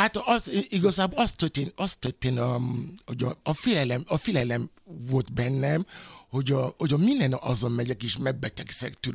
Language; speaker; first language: Hungarian; non-native, learner; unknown